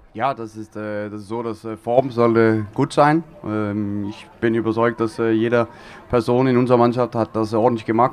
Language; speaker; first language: German; non-native, fluent; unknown